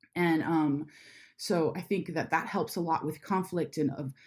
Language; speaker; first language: English; native; English